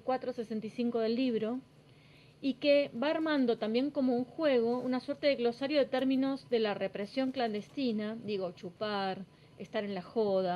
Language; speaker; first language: Spanish; native; Spanish